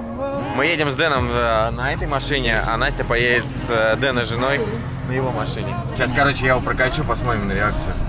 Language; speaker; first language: Russian; native; Russian